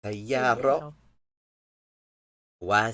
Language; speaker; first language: Arabic; non-native, learner; English